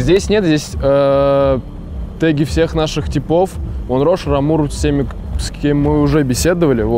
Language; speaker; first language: Russian; native; Russian